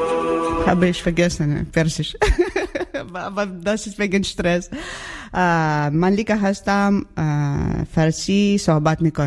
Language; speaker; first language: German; non-native, learner; Ukrainian